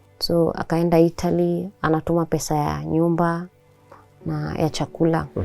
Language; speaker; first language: Swahili; native; Swahili